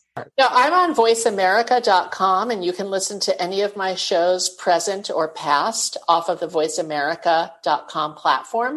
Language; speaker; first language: English; native; English